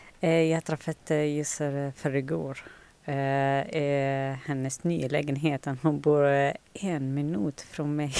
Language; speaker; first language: Swedish; non-native, learner; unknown